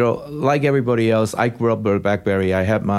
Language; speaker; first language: English; non-native, local second language; Cantonese